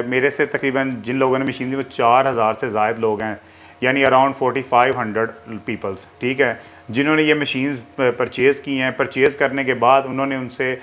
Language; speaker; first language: Urdu; native; Urdu